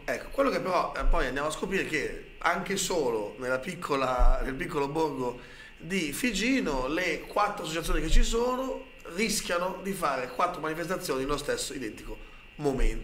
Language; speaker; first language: Italian; native; Italian